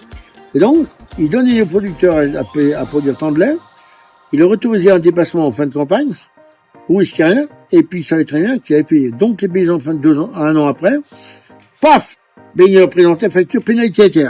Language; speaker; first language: French; native; French